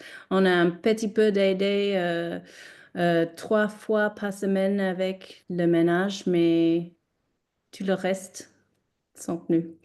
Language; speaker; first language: French; non-native, learner; English